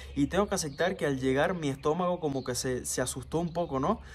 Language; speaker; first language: Spanish; native; Spanish